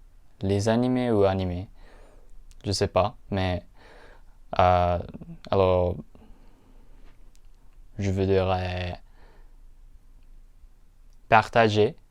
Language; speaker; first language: French; non-native, learner; Japanese